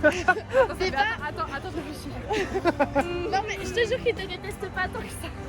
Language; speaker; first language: French; native; French